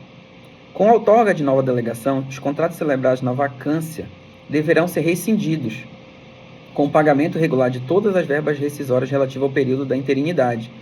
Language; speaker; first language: Portuguese; native; Portuguese